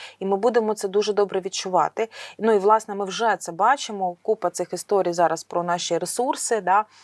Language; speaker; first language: Ukrainian; native; Ukrainian